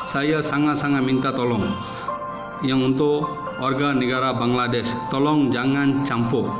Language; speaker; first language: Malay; non-native, learner; Bangla